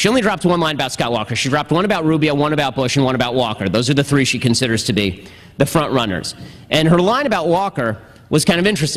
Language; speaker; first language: English; native; English